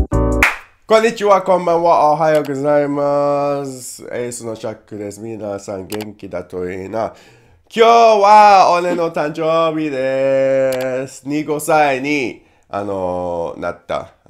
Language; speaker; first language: Japanese; non-native, learner; English